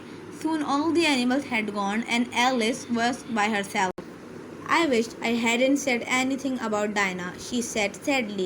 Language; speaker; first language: English; non-native, local second language; Urdu